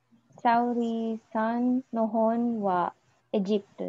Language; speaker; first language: Japanese; non-native, learner; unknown